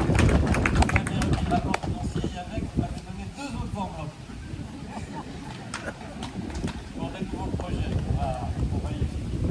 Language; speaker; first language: French; native; French